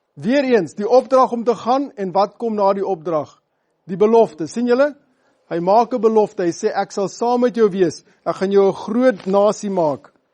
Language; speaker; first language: Afrikaans; non-native, local second language; English